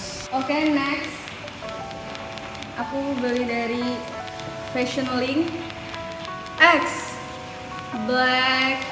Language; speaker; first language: Indonesian; native; Indonesian